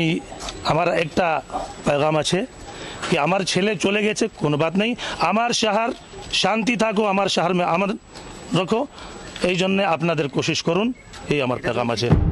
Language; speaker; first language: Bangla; non-native, local second language; Urdu